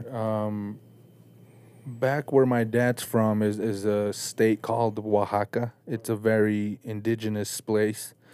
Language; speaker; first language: English; early bilingual, other home language; Spanish